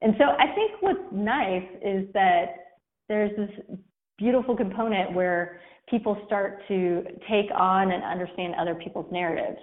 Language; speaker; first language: English; native; English